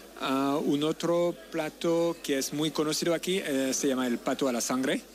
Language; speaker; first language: Spanish; non-native, learner; French